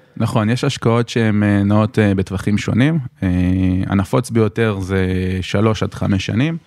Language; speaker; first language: Hebrew; native; Hebrew